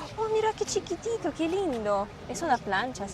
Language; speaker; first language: Spanish; non-native, fluent; Russian